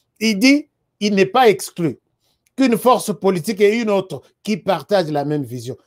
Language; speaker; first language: French; non-native, local second language; Lingala